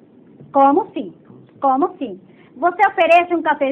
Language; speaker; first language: Portuguese; non-native, fluent; Spanish